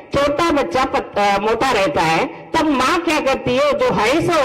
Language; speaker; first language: Hindi; non-native, local second language; Telugu